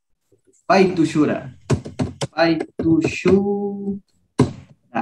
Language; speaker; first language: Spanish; non-native, local second language; Quechua